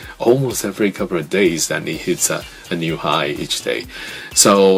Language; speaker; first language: English; non-native, fluent; Chinese